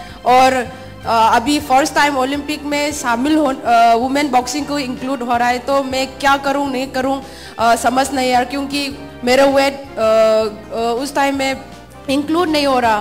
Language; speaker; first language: Hindi; non-native, local second language; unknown